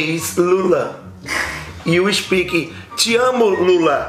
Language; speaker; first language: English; non-native, learner; Portuguese